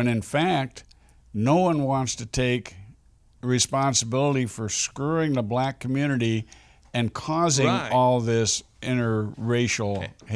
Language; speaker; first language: English; native; English